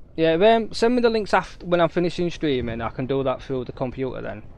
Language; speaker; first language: English; native; English